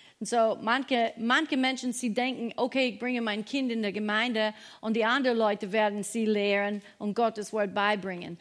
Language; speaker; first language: German; non-native, fluent; English